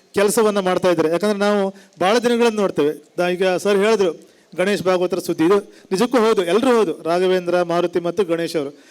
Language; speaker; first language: Kannada; native; Kannada